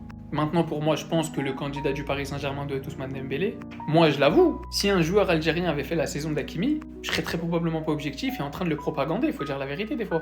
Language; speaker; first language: French; native; French